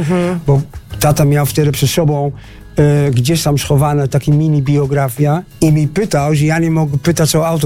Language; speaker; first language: Polish; early bilingual, heritage; Dutch